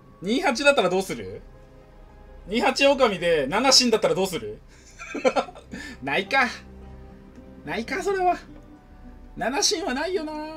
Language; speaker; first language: Japanese; native; Japanese